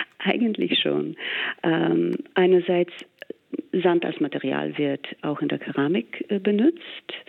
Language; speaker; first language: German; non-native, fluent; English